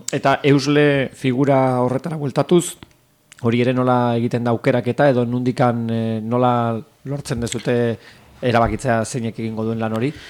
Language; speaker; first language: Basque; native; Basque